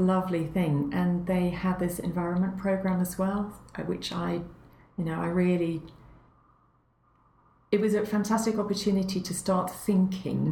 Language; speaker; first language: English; native; English